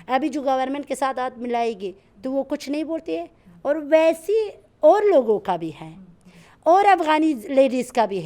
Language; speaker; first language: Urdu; non-native, learner; Persian